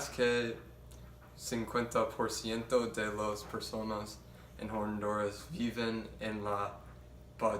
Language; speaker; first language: Spanish; non-native, learner; English